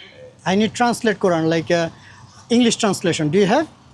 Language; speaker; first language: English; non-native, learner; Bangla